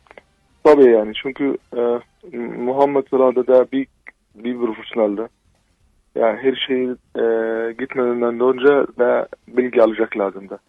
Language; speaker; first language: Turkish; non-native, learner; Arabic